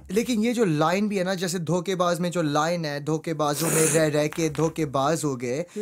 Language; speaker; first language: Hindi; early bilingual, heritage; Urdu